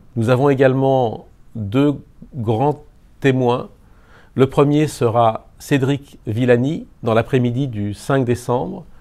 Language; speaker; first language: French; native; French